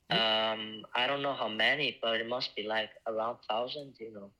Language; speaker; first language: English; non-native, fluent; Icelandic